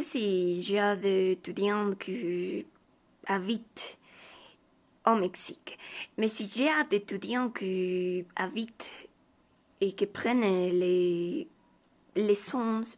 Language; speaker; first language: French; non-native, learner; Spanish